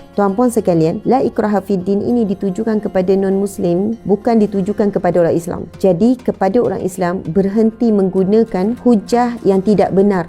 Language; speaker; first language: Malay; native; Malay